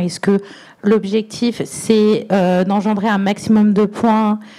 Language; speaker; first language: French; native; French